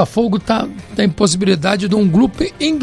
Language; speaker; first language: Portuguese; native; Portuguese